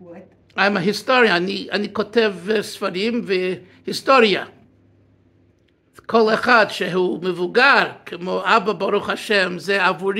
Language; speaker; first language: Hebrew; non-native, learner; English